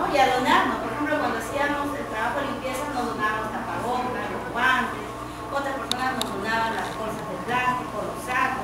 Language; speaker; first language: Spanish; native; Spanish